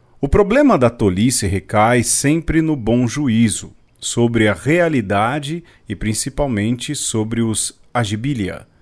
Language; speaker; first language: Portuguese; native; Portuguese